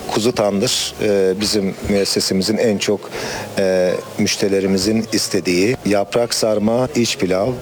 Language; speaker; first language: Turkish; native; Turkish